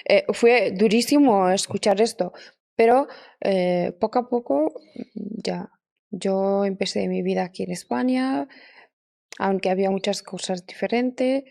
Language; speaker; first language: Spanish; non-native, fluent; Persian